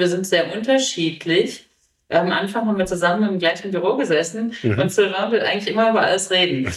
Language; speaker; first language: German; native; German